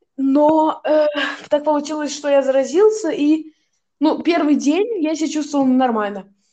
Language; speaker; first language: Russian; early bilingual, heritage; Russian